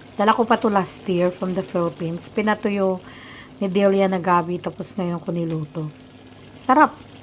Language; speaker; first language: Filipino; native; Filipino